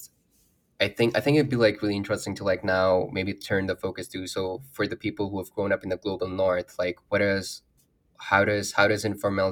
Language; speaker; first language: English; non-native, local second language; Urdu